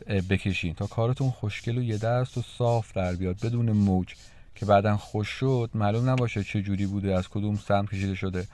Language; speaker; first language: Persian; native; Persian